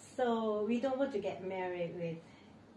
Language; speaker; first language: English; non-native, learner; Japanese